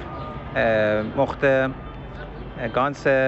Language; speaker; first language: German; non-native, learner; Persian